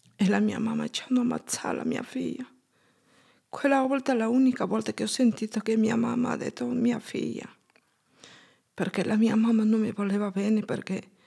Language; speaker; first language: Italian; non-native, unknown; Spanish